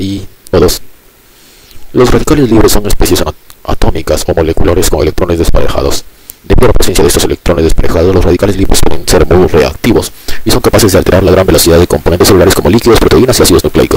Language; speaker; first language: Spanish; native; Spanish